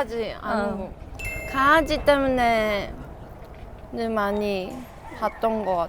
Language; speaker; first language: Korean; non-native, fluent; Chinese